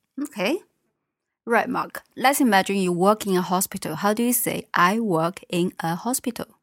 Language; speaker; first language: English; non-native, fluent; Chinese